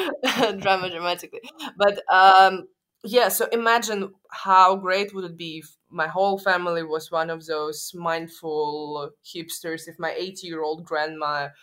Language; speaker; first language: English; non-native, fluent; Russian